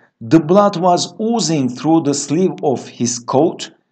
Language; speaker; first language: English; non-native, fluent; Turkish